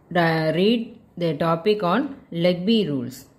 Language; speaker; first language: English; non-native, local second language; Tamil